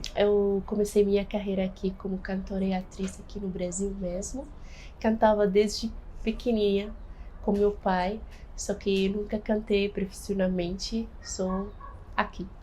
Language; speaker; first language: Portuguese; non-native, fluent; Arabic